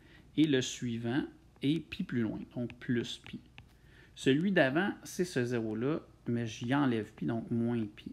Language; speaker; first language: French; native; French